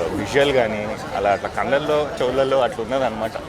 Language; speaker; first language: Telugu; native; Telugu